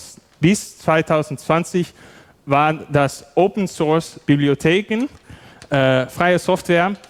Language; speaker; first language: German; non-native, fluent; Dutch